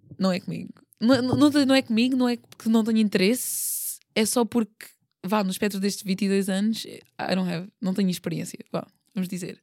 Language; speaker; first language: Portuguese; native; Portuguese